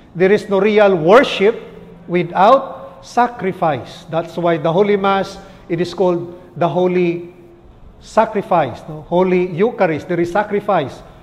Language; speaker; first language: English; non-native, local second language; Filipino